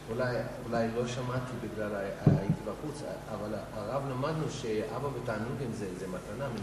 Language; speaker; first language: Hebrew; non-native, fluent; English